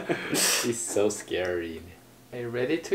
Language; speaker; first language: English; non-native, learner; Japanese